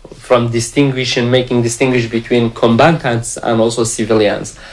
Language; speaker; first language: English; non-native, fluent; Kurdish